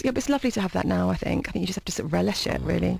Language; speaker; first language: English; native; English